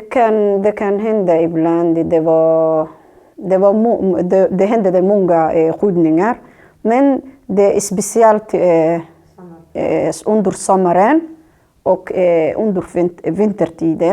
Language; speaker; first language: Swedish; non-native, learner; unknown